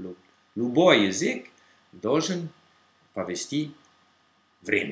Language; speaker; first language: Russian; non-native, learner; English